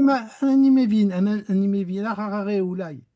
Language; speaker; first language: Hebrew; non-native, learner; French